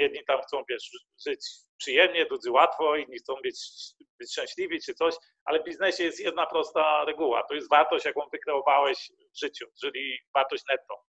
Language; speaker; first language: Polish; early bilingual, heritage; Polish